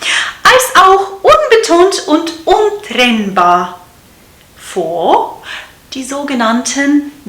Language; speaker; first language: German; non-native, fluent; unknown